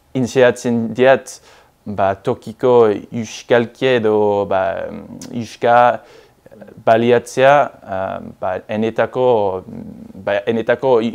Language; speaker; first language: Basque; non-native, fluent; English